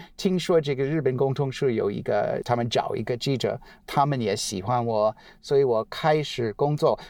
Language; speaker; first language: Chinese; non-native, fluent; English